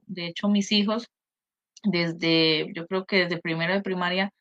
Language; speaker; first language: Spanish; native; Spanish